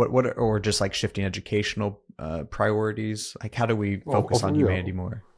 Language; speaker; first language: English; native; English